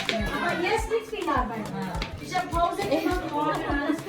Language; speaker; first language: German; non-native, learner; Urdu